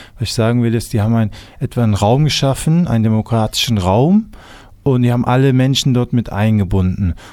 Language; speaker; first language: German; early bilingual, other home language; Kurdish